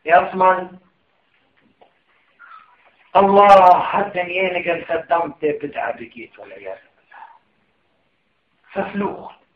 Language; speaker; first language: German; non-native, fluent; Arabic